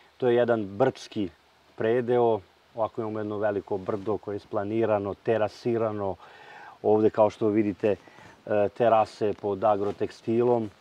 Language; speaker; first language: Croatian; native; Croatian